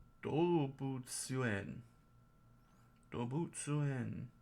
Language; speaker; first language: Japanese; non-native, learner; English